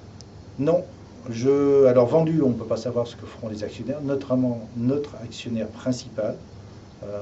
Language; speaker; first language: French; native; French